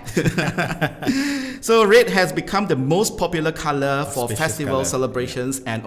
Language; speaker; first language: English; non-native, local second language; Min Nan Chinese